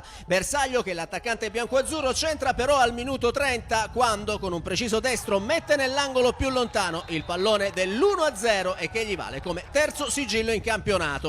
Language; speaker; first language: Italian; native; Italian